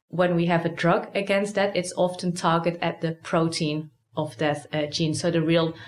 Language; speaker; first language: English; non-native, fluent; Dutch